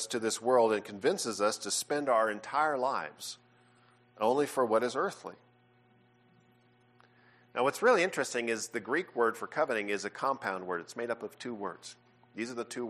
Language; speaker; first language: English; native; English